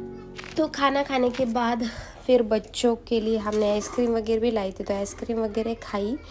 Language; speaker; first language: Hindi; native; Hindi